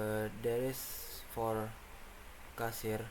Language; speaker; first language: English; non-native, learner; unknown